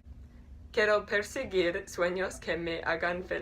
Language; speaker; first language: Spanish; non-native, learner; English